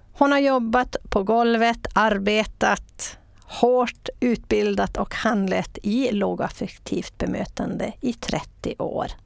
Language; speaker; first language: Swedish; native; Swedish